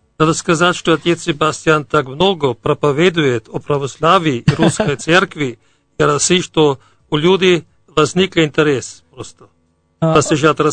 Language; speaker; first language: Russian; non-native, fluent; German